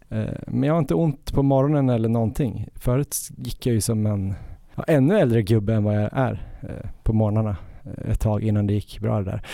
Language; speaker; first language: Swedish; native; Swedish